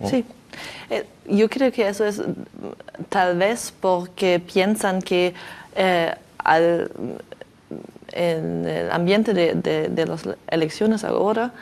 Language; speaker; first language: Spanish; non-native, learner; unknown